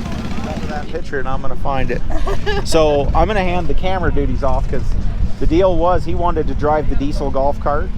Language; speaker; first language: English; native; English